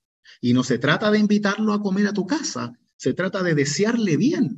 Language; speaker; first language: Spanish; native; Spanish